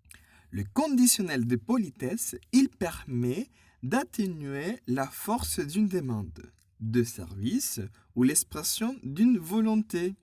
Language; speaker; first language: French; non-native, fluent; Spanish